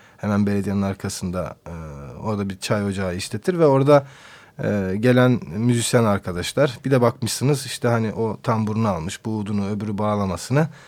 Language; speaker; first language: Turkish; non-native, local second language; Kurdish